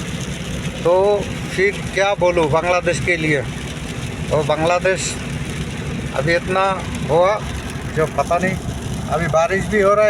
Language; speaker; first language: Hindi; non-native, learner; Bangla